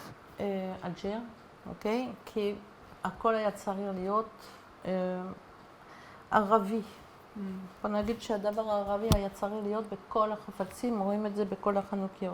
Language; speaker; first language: Hebrew; non-native, fluent; French